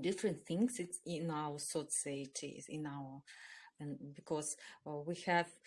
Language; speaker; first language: English; non-native, learner; Russian